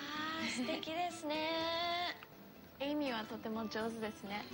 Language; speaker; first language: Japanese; non-native, learner; English